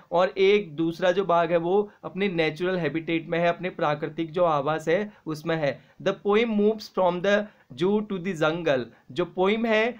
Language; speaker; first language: Hindi; native; Hindi